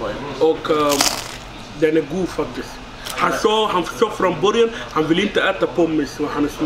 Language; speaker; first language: Swedish; non-native, learner; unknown